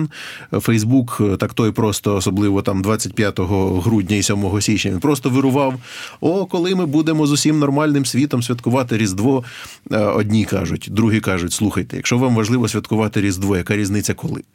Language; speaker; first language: Ukrainian; native; Ukrainian